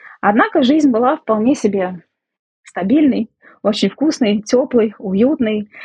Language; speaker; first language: Russian; native; Russian